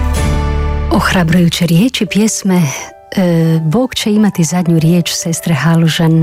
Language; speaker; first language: Croatian; native; Croatian